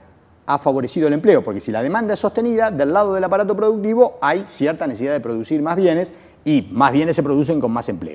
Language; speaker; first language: Spanish; native; Spanish